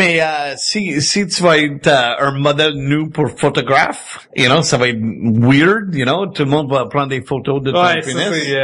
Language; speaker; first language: French; non-native, fluent; English